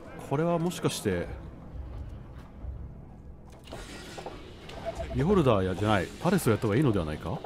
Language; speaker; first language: Japanese; native; Japanese